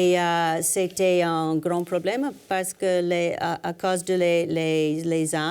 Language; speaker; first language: French; non-native, learner; English